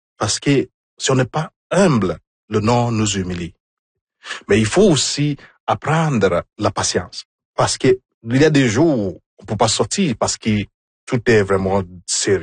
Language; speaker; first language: French; non-native, fluent; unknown